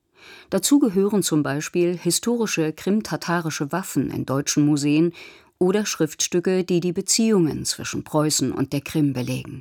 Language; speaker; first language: German; native; German